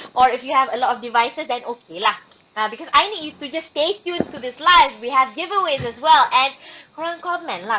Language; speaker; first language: English; non-native, local second language; Malay